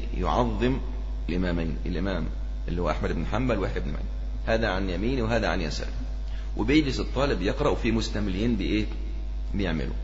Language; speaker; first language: Arabic; native; Arabic